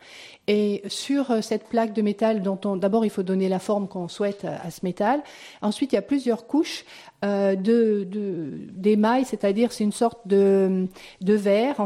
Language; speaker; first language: French; native; French